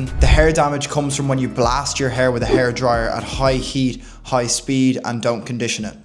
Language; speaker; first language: English; native; English